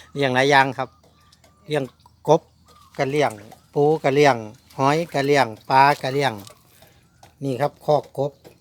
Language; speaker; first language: Thai; native; Thai